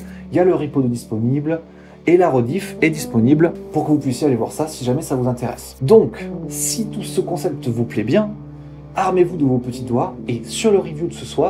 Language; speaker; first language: French; native; French